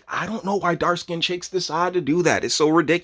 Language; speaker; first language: English; native; English